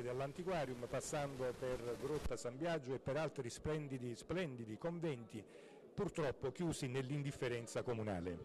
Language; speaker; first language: Italian; native; Italian